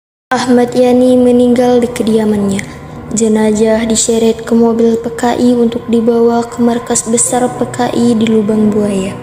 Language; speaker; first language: Indonesian; native; Indonesian